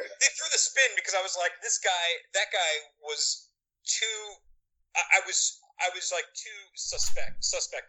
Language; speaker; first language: English; native; English